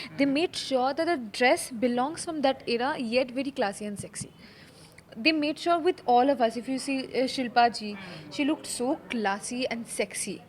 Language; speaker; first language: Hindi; non-native, local second language; Bangla